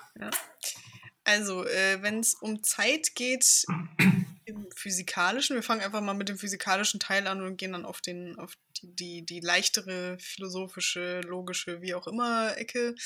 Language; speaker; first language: German; native; German